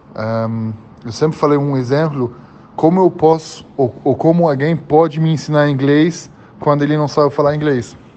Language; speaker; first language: Portuguese; non-native, fluent; German